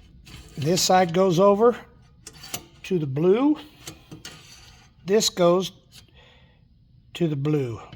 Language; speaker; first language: English; native; English